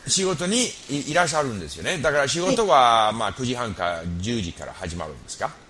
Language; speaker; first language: Japanese; non-native, fluent; English